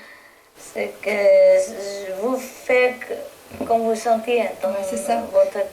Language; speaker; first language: French; non-native, learner; Vietnamese